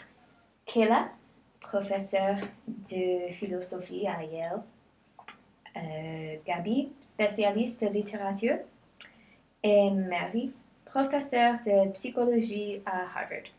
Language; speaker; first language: French; non-native, learner; English